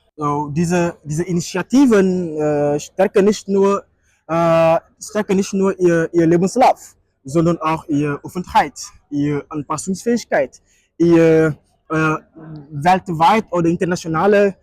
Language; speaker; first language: German; non-native, fluent; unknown